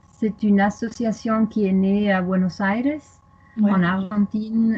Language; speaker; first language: French; non-native, fluent; German